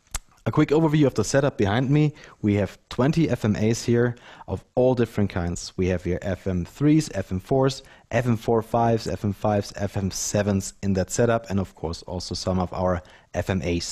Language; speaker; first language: English; non-native, fluent; German